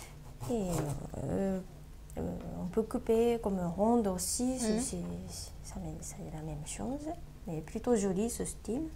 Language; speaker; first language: French; non-native, learner; Japanese